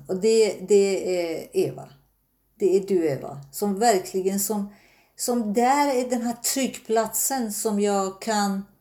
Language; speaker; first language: Swedish; non-native, fluent; Persian